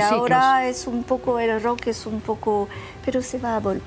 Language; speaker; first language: Spanish; non-native, learner; French